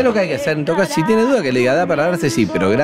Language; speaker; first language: Spanish; native; Spanish